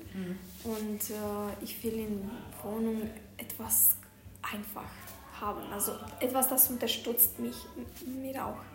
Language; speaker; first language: German; non-native, fluent; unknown